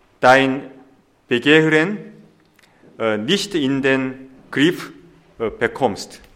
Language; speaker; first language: German; non-native, fluent; Korean